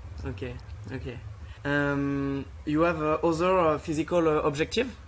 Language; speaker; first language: English; non-native, learner; French